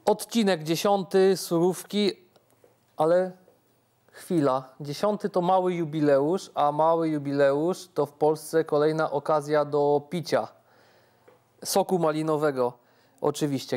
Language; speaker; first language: Polish; native; Polish